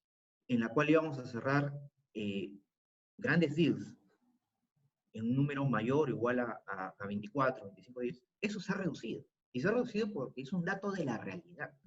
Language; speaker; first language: Spanish; native; Spanish